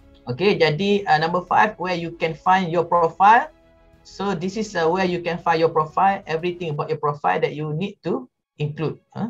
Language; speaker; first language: English; non-native, local second language; Malay